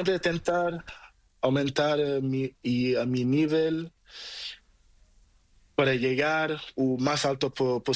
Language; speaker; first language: Spanish; non-native, learner; Portuguese